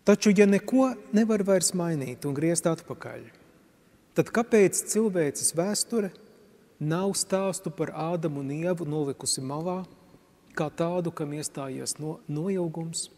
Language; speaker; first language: Latvian; native; Latvian